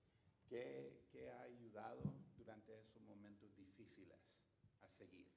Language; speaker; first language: Spanish; non-native, fluent; English